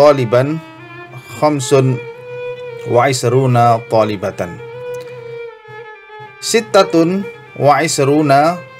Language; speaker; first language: Arabic; non-native, fluent; Indonesian